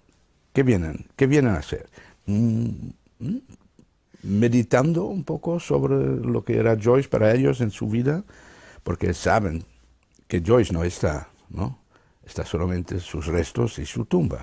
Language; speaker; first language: Spanish; non-native, fluent; Dutch